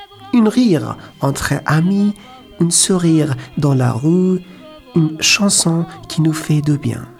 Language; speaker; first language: French; non-native, learner; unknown